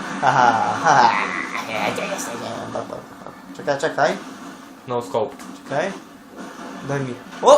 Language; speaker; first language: Polish; native; Polish